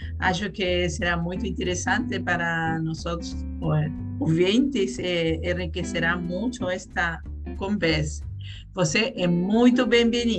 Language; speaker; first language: Portuguese; non-native, learner; Spanish